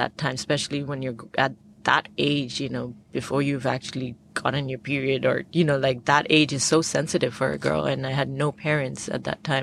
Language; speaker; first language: English; non-native, local second language; Bangla